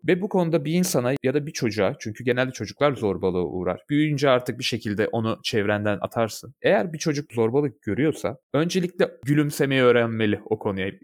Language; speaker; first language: Turkish; native; Turkish